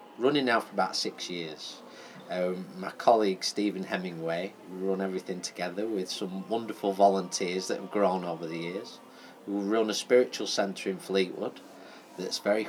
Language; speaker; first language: English; native; English